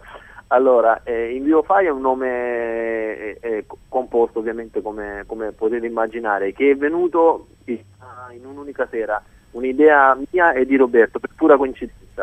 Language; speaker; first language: Italian; native; Italian